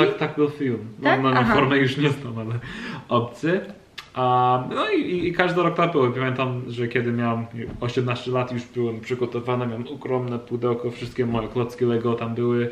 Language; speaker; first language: Polish; non-native, learner; English